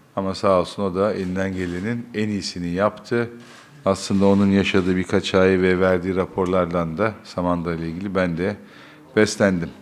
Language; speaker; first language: Turkish; native; Turkish